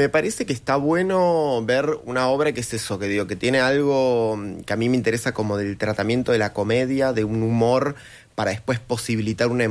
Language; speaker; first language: Spanish; native; Spanish